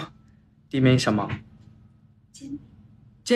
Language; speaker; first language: Chinese; non-native, learner; Japanese